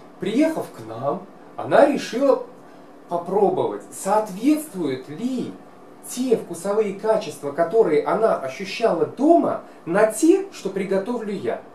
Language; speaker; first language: Russian; non-native, local second language; Kara-Kalpak